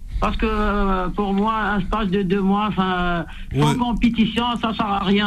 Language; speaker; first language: French; non-native, local second language; Arabic